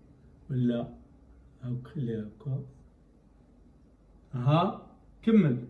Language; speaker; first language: Arabic; native; Arabic